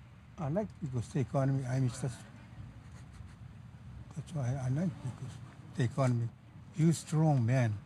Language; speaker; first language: English; non-native, learner; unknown